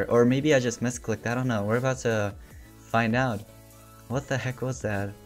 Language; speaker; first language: English; native; English